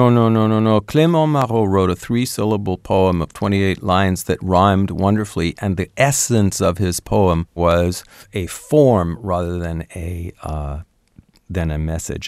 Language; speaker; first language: English; native; English